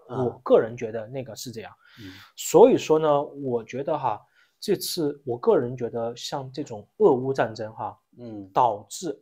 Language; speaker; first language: Chinese; native; Chinese